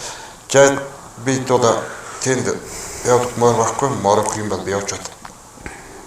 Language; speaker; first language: Mongolian; non-native, local second language; Kazakh